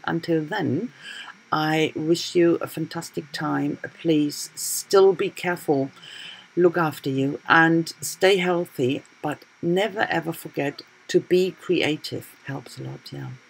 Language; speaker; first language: English; non-native, fluent; German